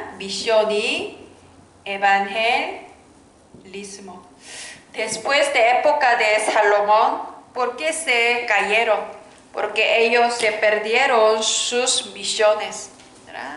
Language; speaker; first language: Spanish; non-native, learner; Korean